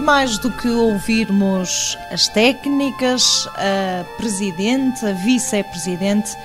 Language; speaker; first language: Portuguese; native; Portuguese